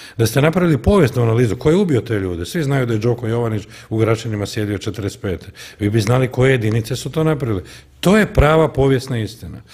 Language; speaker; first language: Croatian; native; Croatian